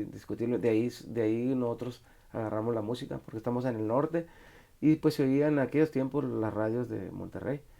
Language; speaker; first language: Spanish; native; Spanish